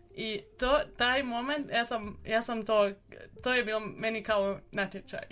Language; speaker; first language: Croatian; non-native, learner; German